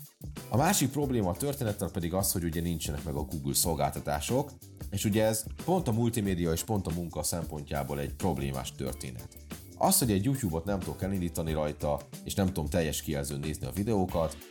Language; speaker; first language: Hungarian; native; Hungarian